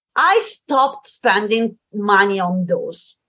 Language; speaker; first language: English; non-native, fluent; Italian